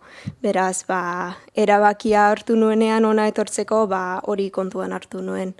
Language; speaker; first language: Basque; non-native, learner; English